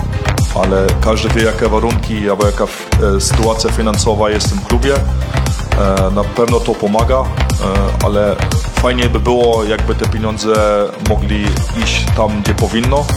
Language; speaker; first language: Polish; early bilingual, heritage; Polish